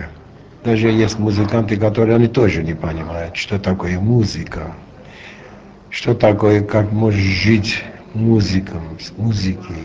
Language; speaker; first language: Russian; non-native, local second language; Armenian